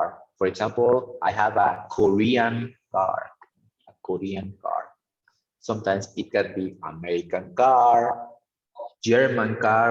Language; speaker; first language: English; non-native, fluent; Spanish